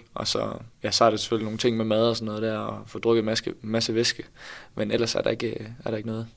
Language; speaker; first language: Danish; native; Danish